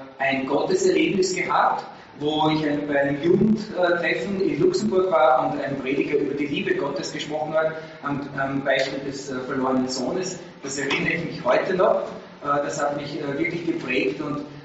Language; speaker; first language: German; native; German